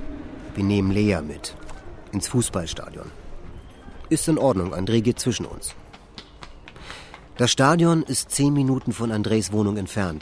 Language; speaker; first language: German; native; German